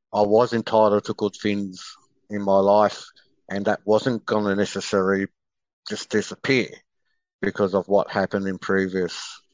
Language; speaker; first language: English; native; English